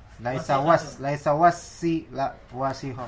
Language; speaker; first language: Arabic; non-native, fluent; Indonesian